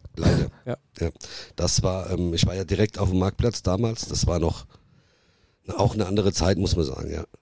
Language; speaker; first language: German; early bilingual, other home language; Italian